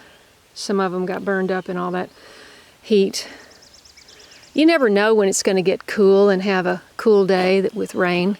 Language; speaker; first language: English; native; English